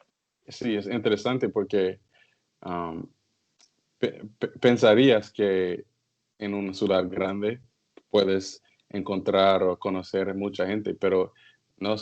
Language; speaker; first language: Spanish; non-native, learner; English